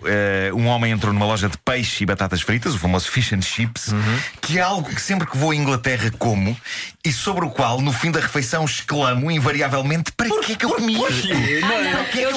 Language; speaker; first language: Portuguese; native; Portuguese